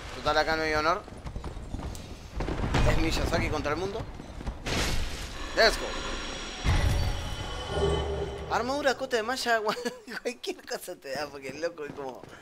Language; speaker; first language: Spanish; native; Spanish